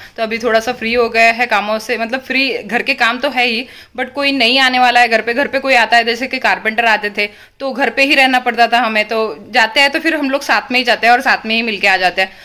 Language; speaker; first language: Hindi; non-native, local second language; Marathi